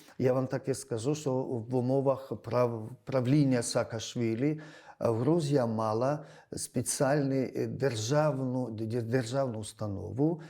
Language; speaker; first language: Ukrainian; non-native, fluent; Georgian